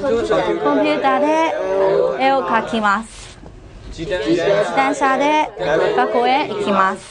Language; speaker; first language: Japanese; non-native, fluent; Burmese